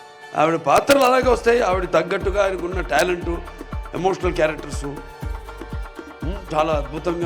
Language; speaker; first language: Telugu; native; Telugu